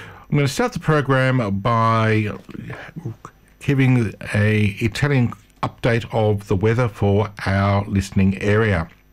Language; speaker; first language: English; early bilingual, other home language; Italian